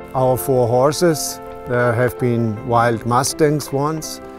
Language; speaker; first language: English; non-native, fluent; German